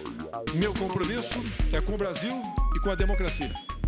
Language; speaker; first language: Portuguese; native; Portuguese